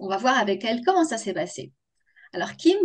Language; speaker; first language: French; native; French